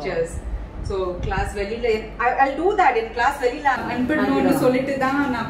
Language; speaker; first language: Tamil; non-native, local second language; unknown